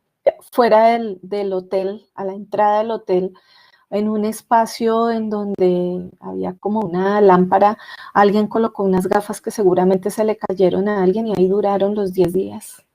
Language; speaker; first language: Spanish; native; Spanish